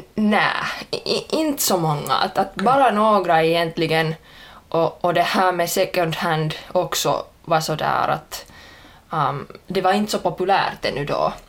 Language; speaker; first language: Swedish; native; Swedish